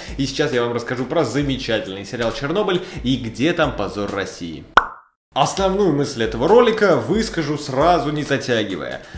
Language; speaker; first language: Russian; native; Russian